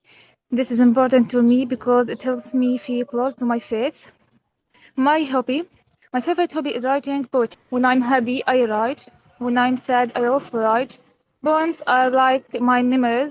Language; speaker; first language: English; non-native, fluent; Arabic